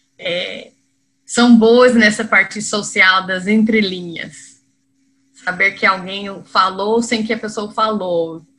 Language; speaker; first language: Portuguese; non-native, fluent; English